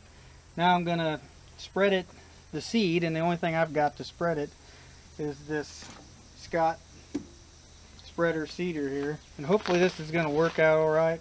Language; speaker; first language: English; native; English